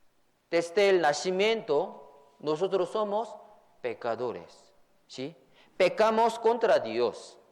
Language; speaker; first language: Spanish; non-native, fluent; Korean